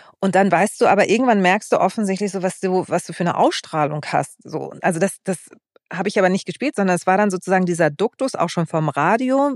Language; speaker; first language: German; early bilingual, other home language; Greek